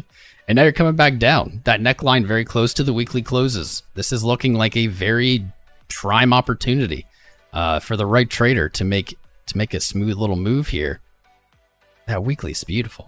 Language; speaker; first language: English; native; English